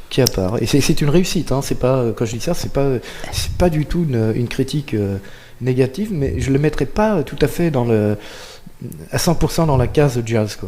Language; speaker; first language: French; native; French